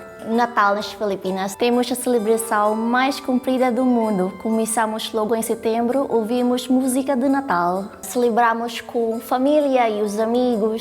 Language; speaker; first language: Portuguese; non-native, fluent; Cebuano